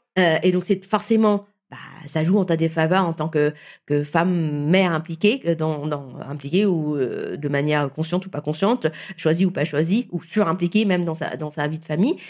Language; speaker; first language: French; early bilingual, other home language; Vietnamese